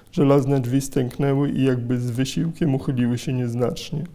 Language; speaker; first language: Polish; native; Polish